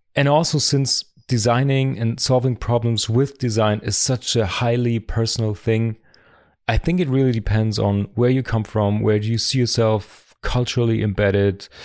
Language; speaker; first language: English; non-native, fluent; German